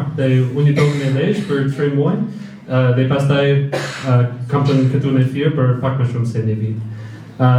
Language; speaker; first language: Albanian; non-native, learner; English